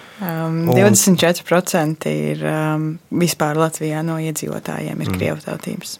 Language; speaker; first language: Latvian; native; Latvian